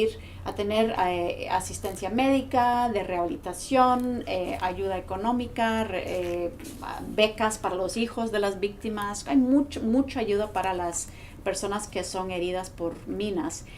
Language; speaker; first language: Spanish; non-native, fluent; English